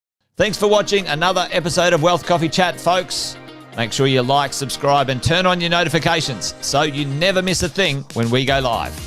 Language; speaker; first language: English; native; English